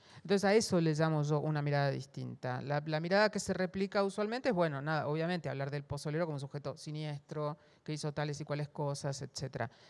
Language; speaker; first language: Spanish; native; Spanish